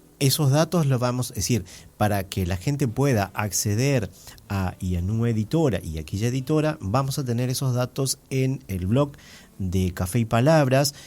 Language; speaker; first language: Spanish; native; Spanish